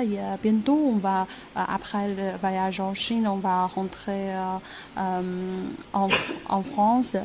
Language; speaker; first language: French; non-native, fluent; Chinese